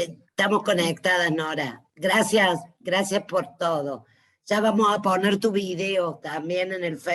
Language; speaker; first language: Spanish; native; Spanish